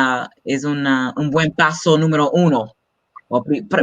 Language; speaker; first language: Spanish; non-native, learner; English